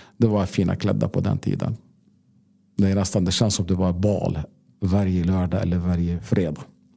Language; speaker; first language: Swedish; non-native, fluent; Arabic